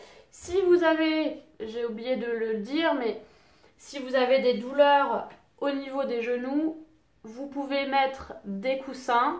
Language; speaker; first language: French; native; French